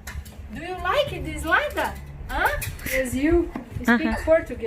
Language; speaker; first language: English; non-native, learner; Portuguese